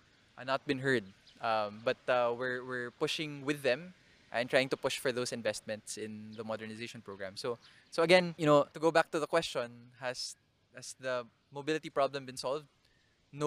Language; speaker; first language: English; non-native, local second language; Bikol